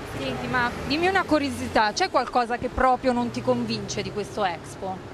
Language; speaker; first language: Italian; native; Italian